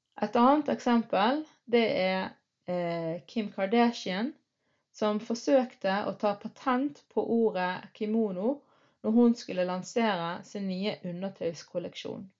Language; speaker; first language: Norwegian; early bilingual, other home language; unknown